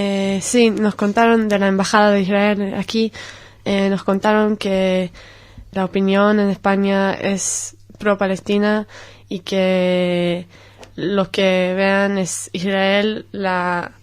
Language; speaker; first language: Spanish; non-native, fluent; Hebrew